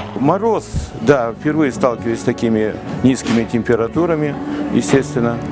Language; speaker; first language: Russian; native; Russian